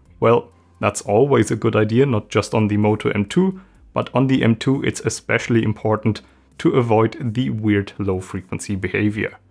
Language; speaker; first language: English; non-native, fluent; German